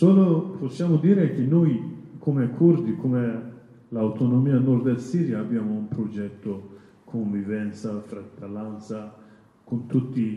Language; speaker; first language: Italian; non-native, learner; Kurdish